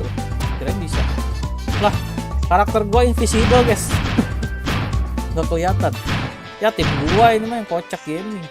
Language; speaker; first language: Indonesian; native; Indonesian